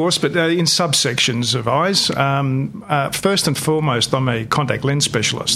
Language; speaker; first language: English; non-native, local second language; Greek